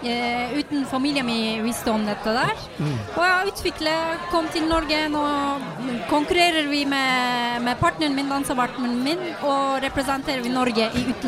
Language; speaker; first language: Norwegian; non-native, fluent; Turkish